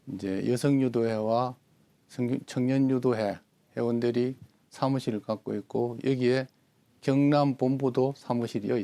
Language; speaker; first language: Korean; native; Korean